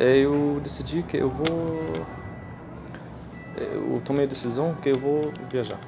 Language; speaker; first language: Portuguese; non-native, fluent; Arabic